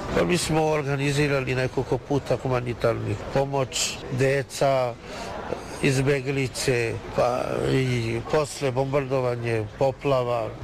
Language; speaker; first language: Serbian; non-native, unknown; Chinese